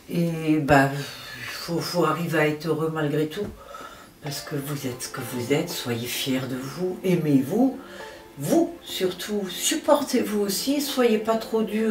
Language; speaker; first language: French; native; French